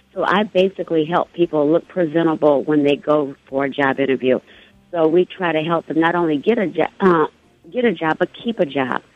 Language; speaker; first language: English; native; English